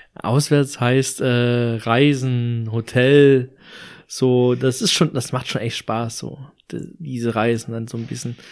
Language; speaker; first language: German; native; German